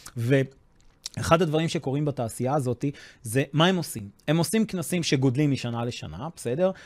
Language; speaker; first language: Hebrew; non-native, fluent; English